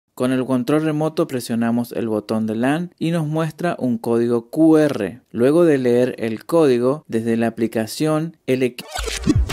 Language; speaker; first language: Spanish; native; Spanish